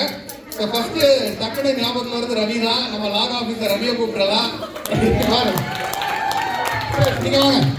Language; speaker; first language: Tamil; native; Tamil